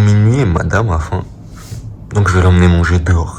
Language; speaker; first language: French; native; French